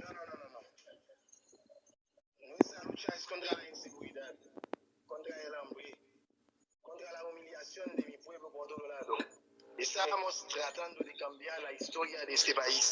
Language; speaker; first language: Spanish; non-native, fluent; Haitian Creole